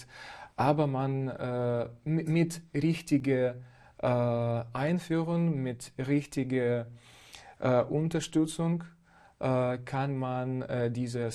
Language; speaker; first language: German; non-native, fluent; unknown